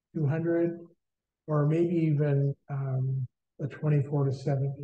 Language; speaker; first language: English; native; English